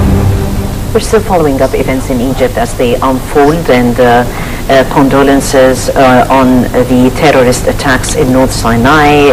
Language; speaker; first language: English; non-native, fluent; Arabic